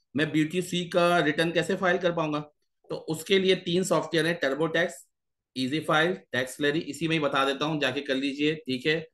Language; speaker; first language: Urdu; native; Urdu